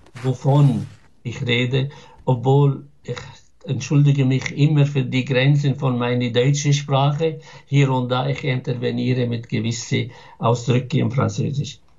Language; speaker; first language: German; non-native, fluent; Arabic